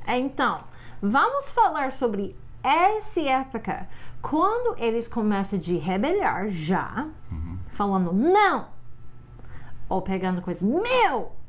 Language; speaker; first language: Portuguese; non-native, fluent; English